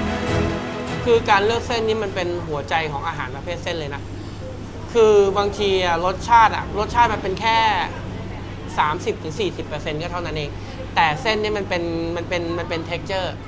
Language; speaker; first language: Thai; native; Thai